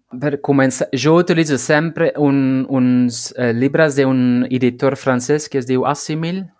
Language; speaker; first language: Catalan; non-native, learner; Dutch